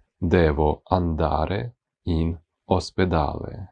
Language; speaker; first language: Italian; non-native, fluent; Ukrainian